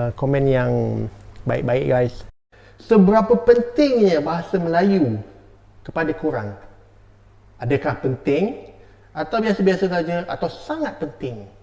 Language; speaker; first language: Malay; native; Malay